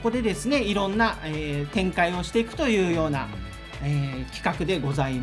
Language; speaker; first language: Japanese; native; Japanese